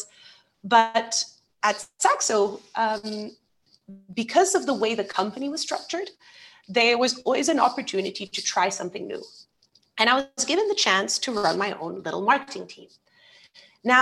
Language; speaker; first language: English; native; English